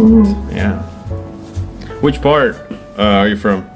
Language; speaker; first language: English; non-native, fluent; Indonesian